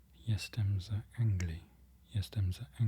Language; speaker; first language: Polish; non-native, learner; English